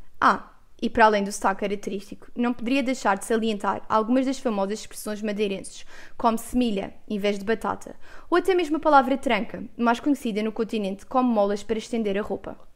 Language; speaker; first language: Portuguese; native; Portuguese